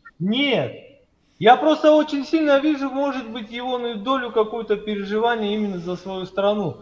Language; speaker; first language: Russian; native; Russian